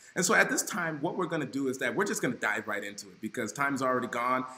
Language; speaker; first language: English; native; English